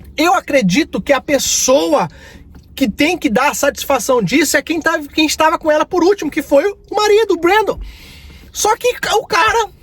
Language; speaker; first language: Portuguese; native; Portuguese